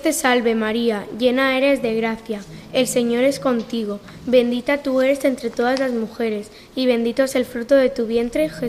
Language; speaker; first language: Spanish; native; Spanish